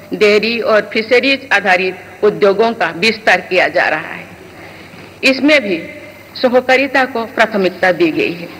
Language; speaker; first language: Hindi; non-native, local second language; Santali